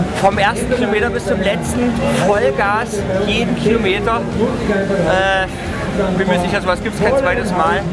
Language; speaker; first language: German; native; German